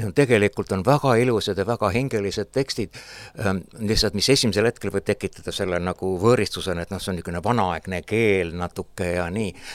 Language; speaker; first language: Estonian; native; Estonian